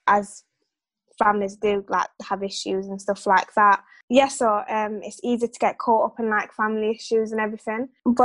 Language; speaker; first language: English; native; English